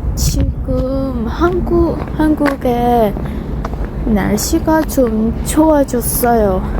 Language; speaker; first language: Korean; non-native, learner; Hmong